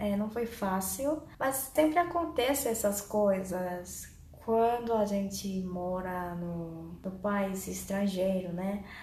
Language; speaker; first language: Portuguese; non-native, learner; Korean